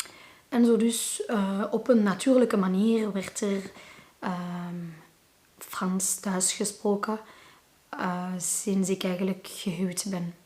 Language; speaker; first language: Dutch; non-native, local second language; Arabic